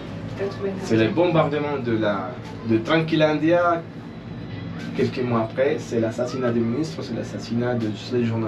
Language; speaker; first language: French; non-native, fluent; Spanish